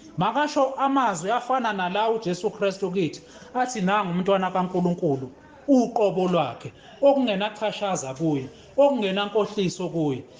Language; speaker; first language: Zulu; native; Zulu